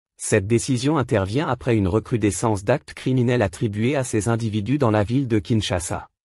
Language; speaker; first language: French; non-native, local second language; Lingala